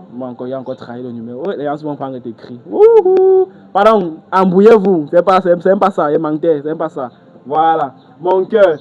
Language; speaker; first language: French; native; French